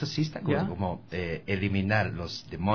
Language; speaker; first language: Spanish; non-native, learner; Japanese